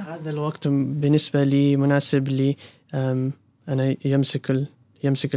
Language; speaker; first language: Arabic; non-native, learner; English